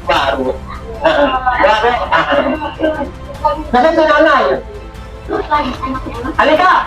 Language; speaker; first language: Filipino; non-native, local second language; Cebuano